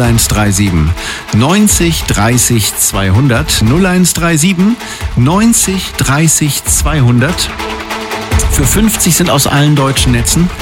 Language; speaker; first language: German; native; German